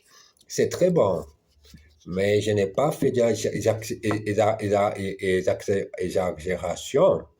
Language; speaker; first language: French; non-native, learner; Portuguese